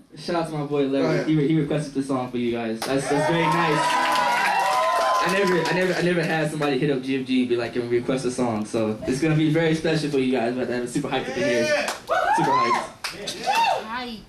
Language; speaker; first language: English; native; English